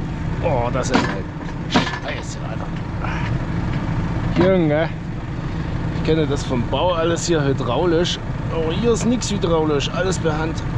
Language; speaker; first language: German; native; German